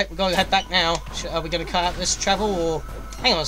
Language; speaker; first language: English; native; English